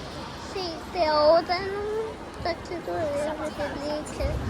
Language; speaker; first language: Danish; early bilingual, heritage; Danish